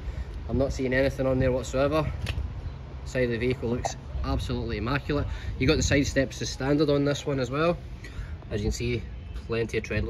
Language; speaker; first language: English; native; English